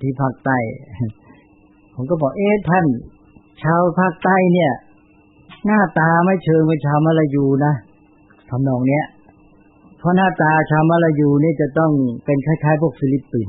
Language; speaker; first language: Thai; native; Thai